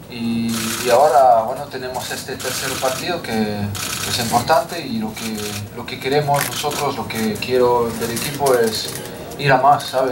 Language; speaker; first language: Spanish; non-native, fluent; French